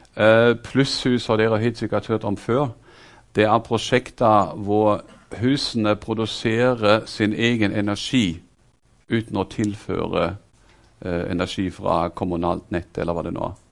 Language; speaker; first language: Norwegian; non-native, fluent; German